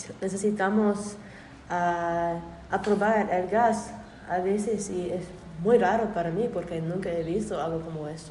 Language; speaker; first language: Spanish; non-native, learner; English